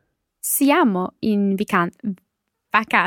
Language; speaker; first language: Italian; non-native, learner; English